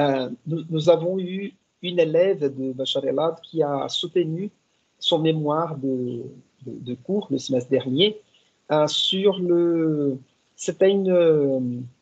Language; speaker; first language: French; non-native, fluent; Portuguese